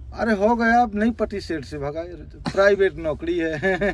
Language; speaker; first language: Hindi; native; Hindi